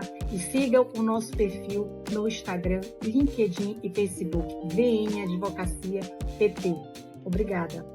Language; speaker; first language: Portuguese; native; Portuguese